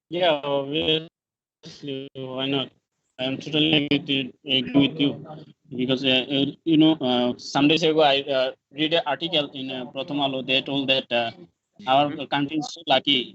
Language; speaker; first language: English; non-native, learner; Bangla